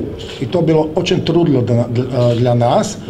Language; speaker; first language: Russian; non-native, learner; Slovak